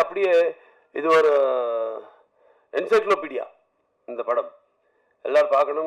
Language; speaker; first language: Tamil; non-native, learner; Telugu